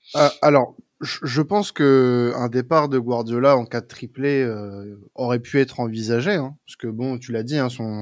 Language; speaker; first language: French; native; French